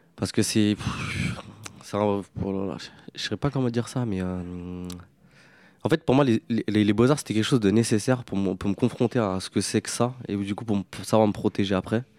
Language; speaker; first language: French; native; French